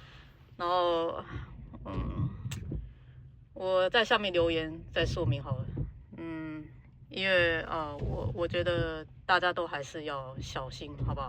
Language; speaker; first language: Chinese; native; Chinese